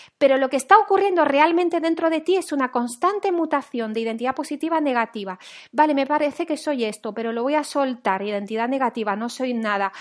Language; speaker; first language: Spanish; early bilingual, other home language; French